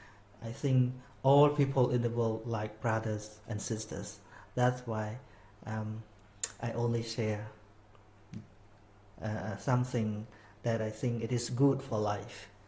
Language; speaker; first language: English; non-native, fluent; Khmer